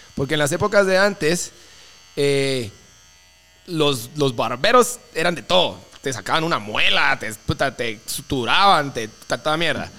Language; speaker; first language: Spanish; non-native, fluent; Dutch